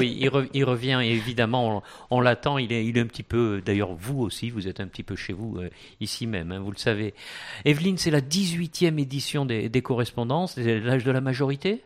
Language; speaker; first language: French; native; French